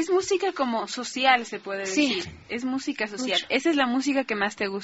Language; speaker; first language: Spanish; native; Spanish